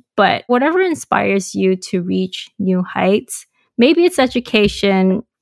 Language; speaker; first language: English; non-native, local second language; Cantonese